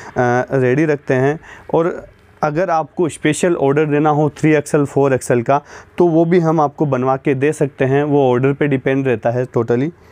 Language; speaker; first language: Hindi; native; Hindi